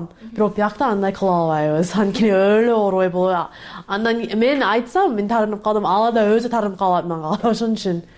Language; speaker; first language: Kyrgyz; non-native, learner; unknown